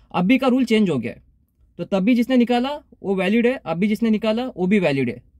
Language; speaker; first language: Hindi; non-native, local second language; Marathi